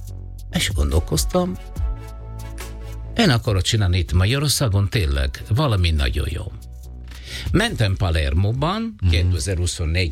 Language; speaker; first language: Hungarian; non-native, learner; Italian